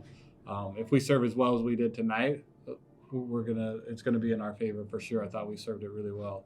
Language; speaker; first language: English; native; English